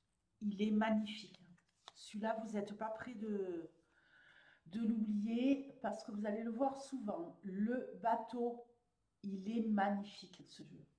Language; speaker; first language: French; native; French